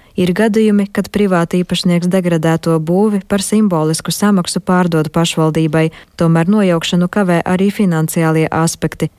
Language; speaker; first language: Latvian; native; Latvian